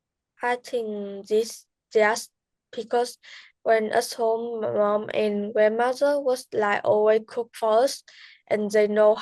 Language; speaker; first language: English; non-native, learner; Vietnamese